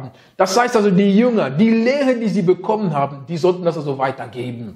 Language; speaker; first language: German; non-native, fluent; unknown